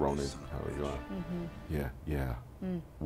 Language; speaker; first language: English; native; English